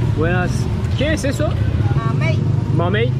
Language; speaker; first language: Spanish; non-native, learner; Turkish